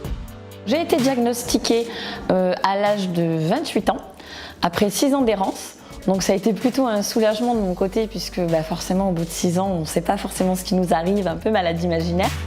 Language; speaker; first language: French; native; French